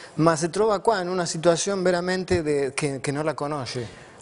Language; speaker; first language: Italian; non-native, fluent; Spanish